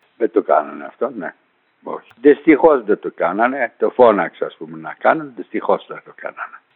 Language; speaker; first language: Greek; non-native, fluent; Persian